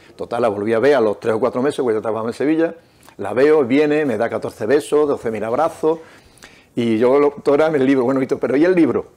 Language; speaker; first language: Spanish; native; Spanish